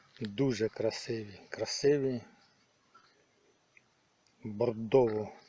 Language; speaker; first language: Ukrainian; native; Ukrainian